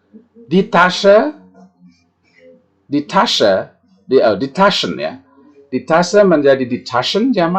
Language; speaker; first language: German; non-native, fluent; Indonesian